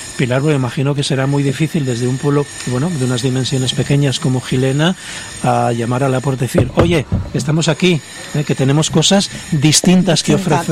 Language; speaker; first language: Spanish; native; Spanish